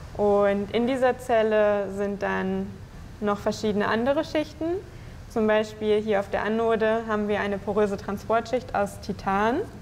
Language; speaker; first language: German; native; German